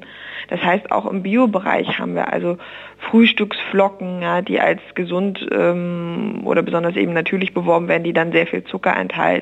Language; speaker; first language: German; native; German